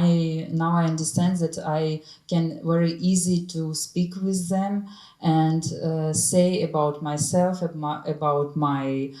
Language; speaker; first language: English; non-native, learner; Ukrainian